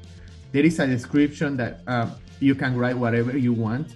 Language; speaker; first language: English; non-native, fluent; Spanish